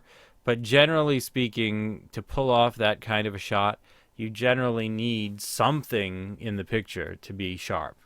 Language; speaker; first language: English; native; English